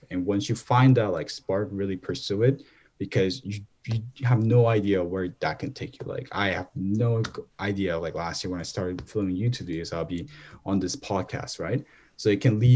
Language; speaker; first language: English; non-native, fluent; Korean